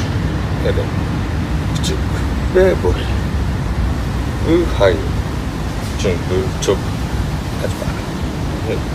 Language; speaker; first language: Turkish; non-native, learner; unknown